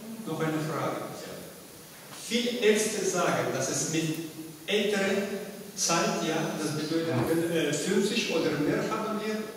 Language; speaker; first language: German; non-native, learner; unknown